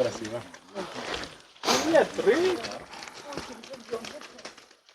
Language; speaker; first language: Russian; non-native, learner; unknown